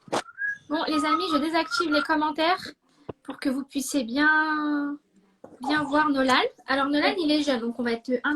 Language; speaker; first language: French; native; French